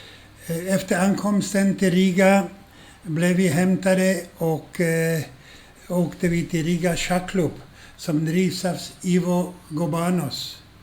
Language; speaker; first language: Swedish; non-native, fluent; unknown